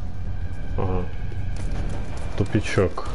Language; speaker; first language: Russian; native; Russian